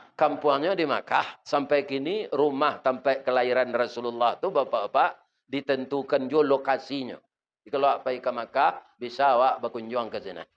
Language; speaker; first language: Malay; non-native, local second language; Minangkabau